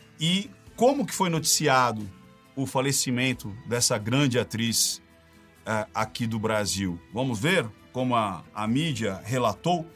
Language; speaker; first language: Portuguese; native; Portuguese